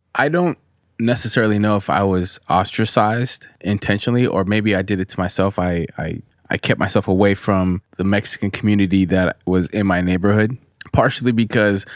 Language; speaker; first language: English; early bilingual, other home language; Spanish